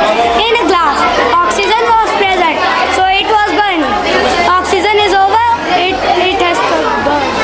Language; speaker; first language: English; non-native, learner; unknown